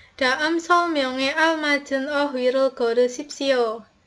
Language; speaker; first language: Korean; non-native, learner; Indonesian